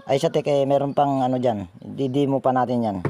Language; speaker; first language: Filipino; native; Filipino